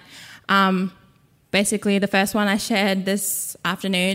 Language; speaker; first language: English; non-native, local second language; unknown